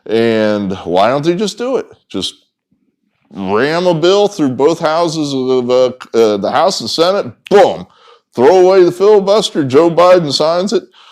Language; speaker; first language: English; native; English